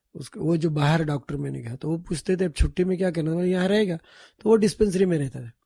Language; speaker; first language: Hindi; non-native, local second language; Marathi